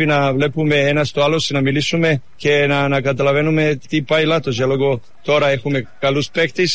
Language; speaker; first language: Greek; non-native, fluent; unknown